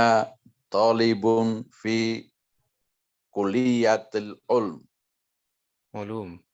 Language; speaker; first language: Arabic; non-native, learner; Indonesian